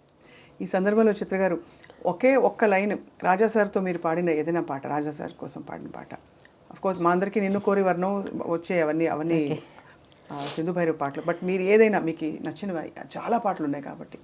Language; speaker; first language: Telugu; native; Telugu